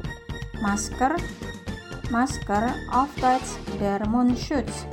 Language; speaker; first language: German; non-native, fluent; Indonesian